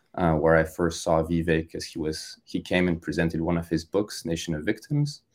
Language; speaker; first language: English; non-native, fluent; French